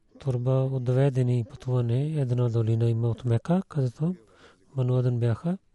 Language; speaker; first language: Bulgarian; non-native, learner; Urdu